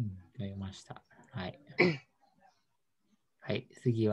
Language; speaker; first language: Japanese; non-native, learner; Indonesian